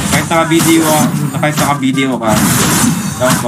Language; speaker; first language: Filipino; native; Filipino